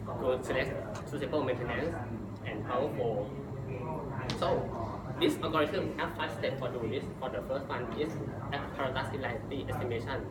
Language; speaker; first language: English; non-native, learner; Thai